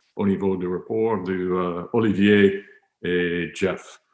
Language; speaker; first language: French; non-native, learner; English